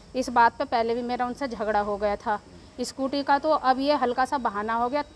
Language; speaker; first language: Hindi; native; Hindi